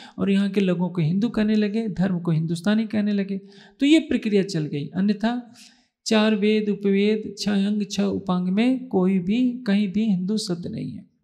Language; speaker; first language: Hindi; native; Hindi